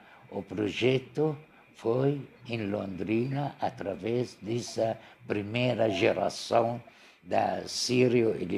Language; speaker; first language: Portuguese; non-native, learner; Arabic